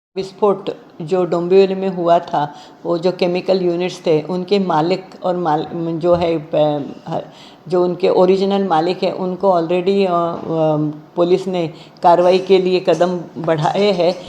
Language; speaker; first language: Hindi; non-native, local second language; Marathi